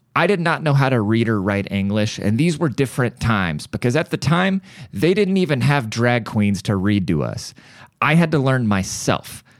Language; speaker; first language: English; early bilingual, other home language; German